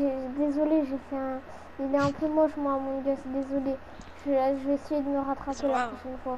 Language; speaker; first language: French; native; French